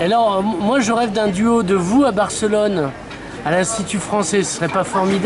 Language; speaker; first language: French; native; French